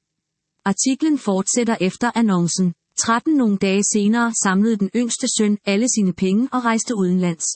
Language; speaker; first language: Danish; native; Danish